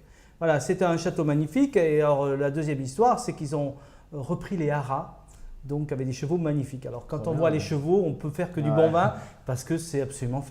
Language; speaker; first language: French; native; French